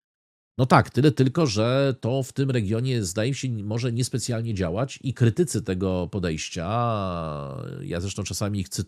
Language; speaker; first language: Polish; native; Polish